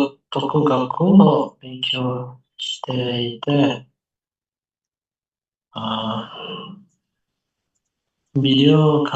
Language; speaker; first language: Japanese; non-native, learner; Indonesian